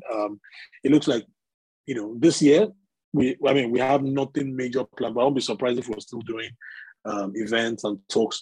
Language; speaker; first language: English; non-native, local second language; Yoruba